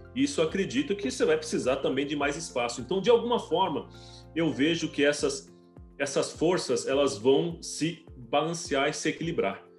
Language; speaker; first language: Portuguese; early bilingual, other home language; Chinese